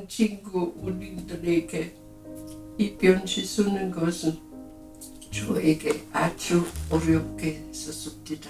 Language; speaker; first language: Korean; non-native, fluent; German